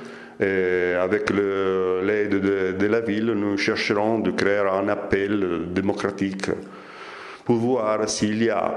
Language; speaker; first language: French; non-native, fluent; Italian